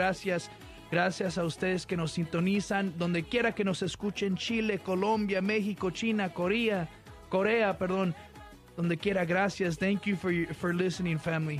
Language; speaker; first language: Spanish; early bilingual, heritage; Spanish